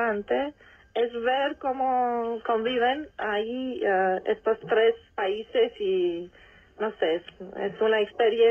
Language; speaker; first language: Spanish; non-native, fluent; Romanian